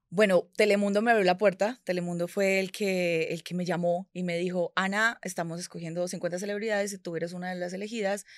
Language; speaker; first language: Spanish; native; Spanish